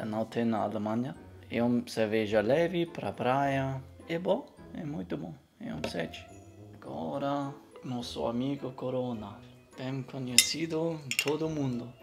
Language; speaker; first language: Portuguese; non-native, learner; German